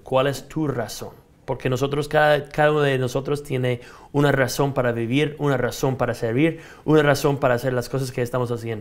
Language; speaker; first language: Spanish; non-native, fluent; English